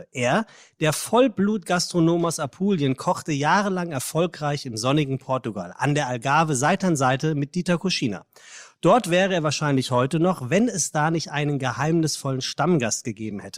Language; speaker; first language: German; native; German